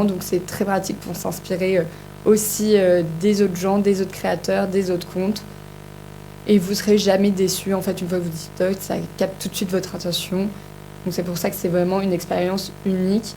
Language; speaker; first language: French; native; French